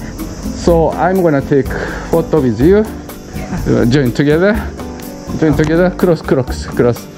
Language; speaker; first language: English; non-native, learner; Japanese